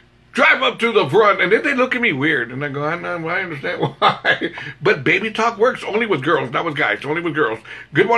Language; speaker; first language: English; native; English